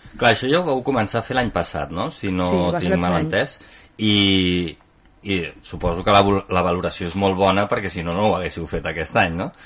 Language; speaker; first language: Catalan; native; Catalan